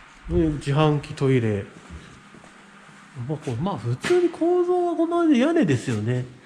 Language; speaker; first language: Japanese; native; Japanese